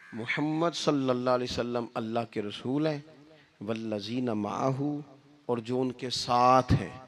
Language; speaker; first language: Urdu; non-native, local second language; Punjabi